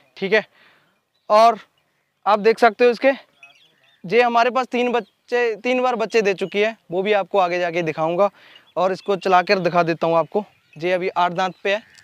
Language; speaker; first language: Hindi; non-native, local second language; Punjabi